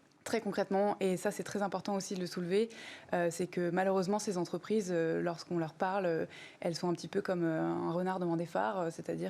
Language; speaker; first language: French; native; French